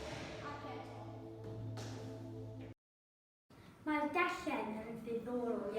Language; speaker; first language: Welsh; non-native, learner; English